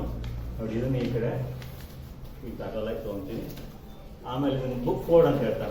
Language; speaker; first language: Kannada; native; Kannada